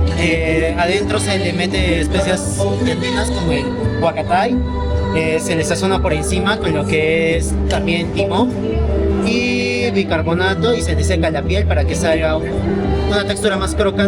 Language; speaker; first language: Spanish; native; Spanish